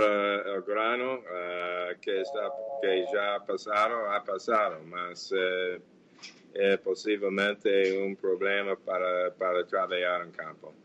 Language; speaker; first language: Portuguese; non-native, fluent; English